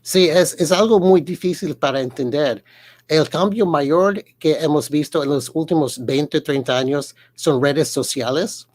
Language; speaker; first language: Spanish; early bilingual, heritage; Spanish